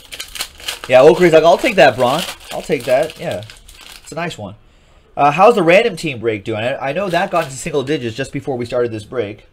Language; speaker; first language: English; native; English